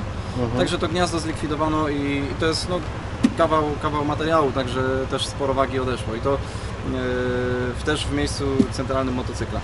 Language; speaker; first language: Polish; native; Polish